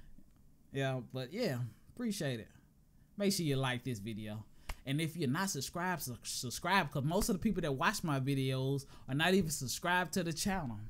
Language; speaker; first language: English; native; English